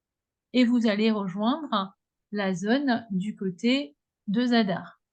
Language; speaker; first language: French; native; French